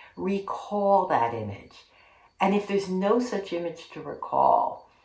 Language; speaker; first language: English; native; English